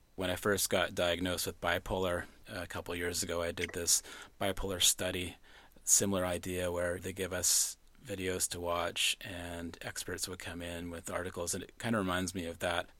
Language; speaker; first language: English; native; English